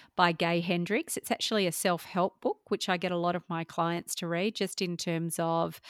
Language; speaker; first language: English; native; English